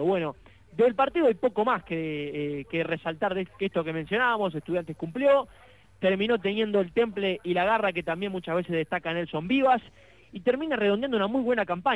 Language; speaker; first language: Spanish; native; Spanish